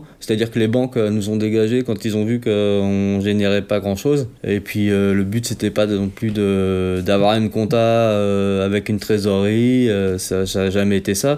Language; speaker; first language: French; native; French